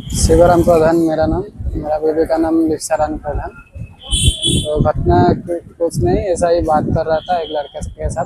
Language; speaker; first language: Hindi; non-native, local second language; Odia